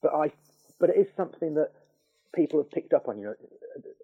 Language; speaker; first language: English; native; English